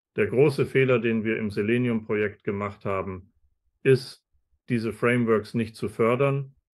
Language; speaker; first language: German; non-native, fluent; Spanish